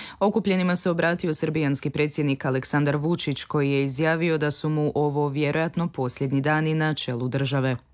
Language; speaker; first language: Croatian; native; Croatian